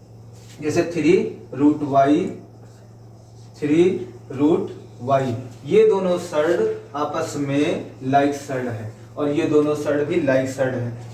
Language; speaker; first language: Hindi; native; Hindi